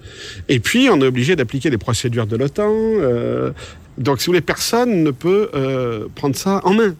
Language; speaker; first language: French; native; French